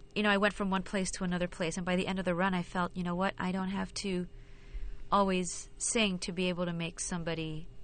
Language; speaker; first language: English; non-native, local second language; Filipino